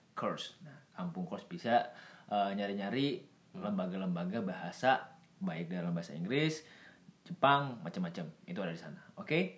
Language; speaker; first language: Indonesian; native; Indonesian